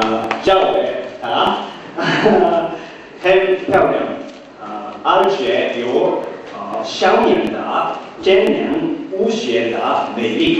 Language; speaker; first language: Chinese; non-native, learner; Japanese